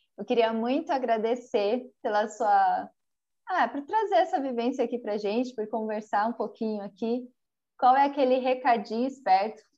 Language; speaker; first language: Portuguese; native; Portuguese